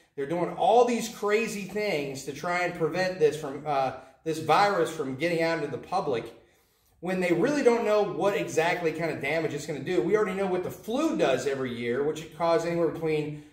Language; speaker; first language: English; native; English